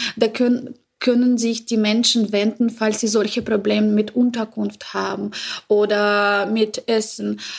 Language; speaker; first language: German; non-native, learner; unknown